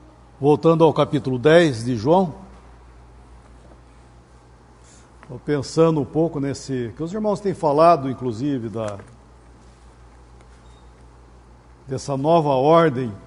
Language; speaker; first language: Portuguese; native; Portuguese